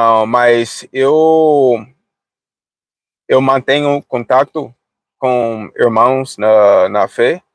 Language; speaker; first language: Portuguese; non-native, fluent; English